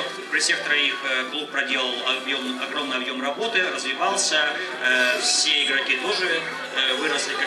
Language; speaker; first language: Russian; native; Russian